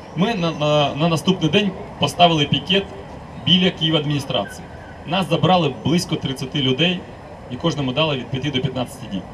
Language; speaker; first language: Ukrainian; non-native, local second language; Russian